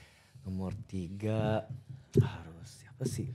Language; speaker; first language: Indonesian; early bilingual, heritage; English